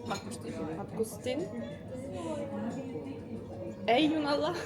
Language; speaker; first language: Finnish; non-native, learner; Turkish